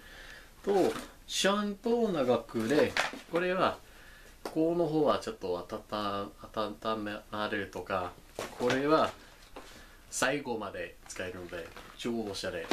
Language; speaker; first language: Japanese; non-native, learner; English